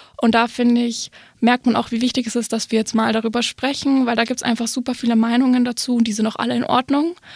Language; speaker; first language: German; native; German